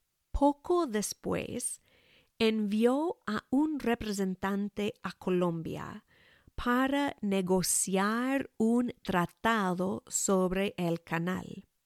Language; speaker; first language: Spanish; non-native, fluent; English